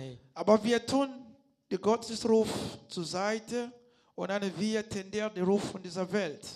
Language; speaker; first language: German; non-native, learner; Lingala